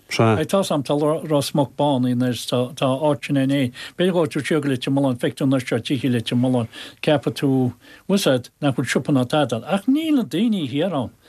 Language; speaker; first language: Irish; native; Irish